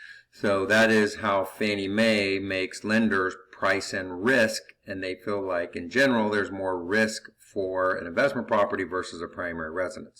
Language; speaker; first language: English; native; English